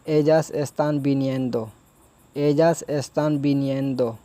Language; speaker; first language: Spanish; non-native, fluent; Urdu